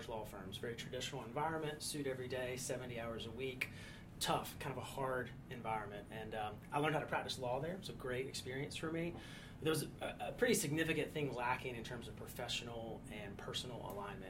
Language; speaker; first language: English; native; English